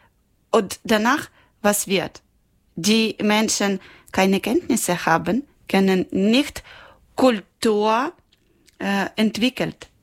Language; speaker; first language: German; non-native, learner; Ukrainian